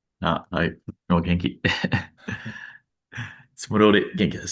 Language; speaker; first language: Japanese; non-native, learner; English